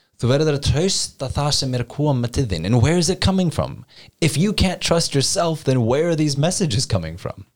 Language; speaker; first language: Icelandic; early bilingual, heritage; English